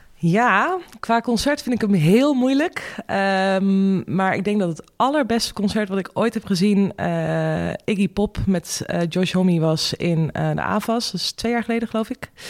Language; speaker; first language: Dutch; native; Dutch